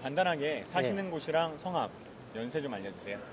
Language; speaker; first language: Korean; native; Korean